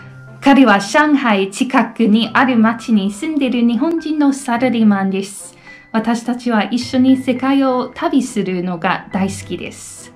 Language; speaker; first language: Japanese; non-native, fluent; English